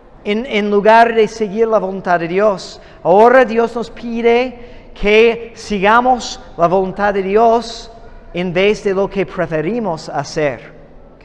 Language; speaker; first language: Spanish; non-native, fluent; English